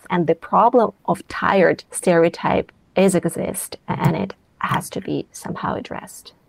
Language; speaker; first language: English; non-native, fluent; Russian